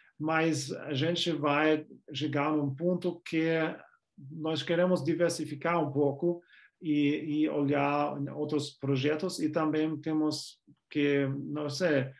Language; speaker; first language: Portuguese; non-native, fluent; German